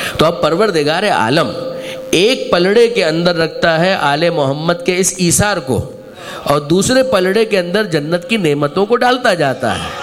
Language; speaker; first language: Urdu; non-native, local second language; Gujarati